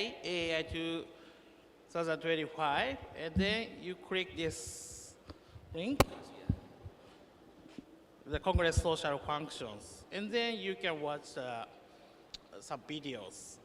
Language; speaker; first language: English; non-native, learner; Japanese